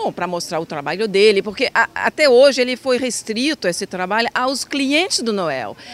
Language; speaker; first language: Portuguese; non-native, fluent; French